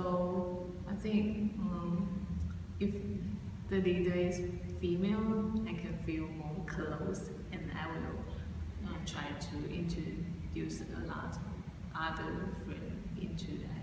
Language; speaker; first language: English; non-native, learner; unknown